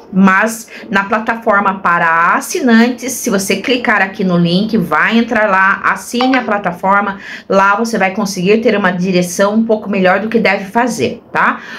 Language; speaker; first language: Portuguese; native; Portuguese